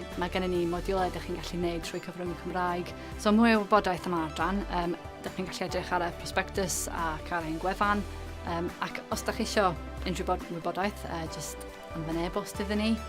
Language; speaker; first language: Welsh; non-native, local second language; English